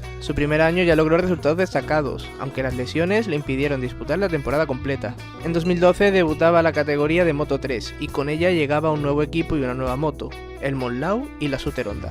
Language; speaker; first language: Spanish; native; Spanish